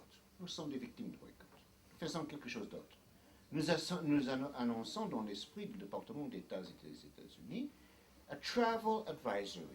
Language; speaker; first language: French; non-native, fluent; English